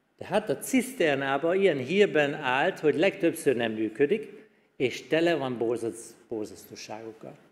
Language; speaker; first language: Hungarian; non-native, fluent; German